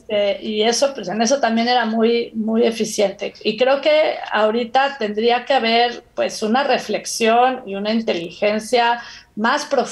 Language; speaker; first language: Spanish; native; Spanish